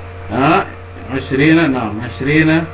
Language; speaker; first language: Arabic; non-native, fluent; Wolof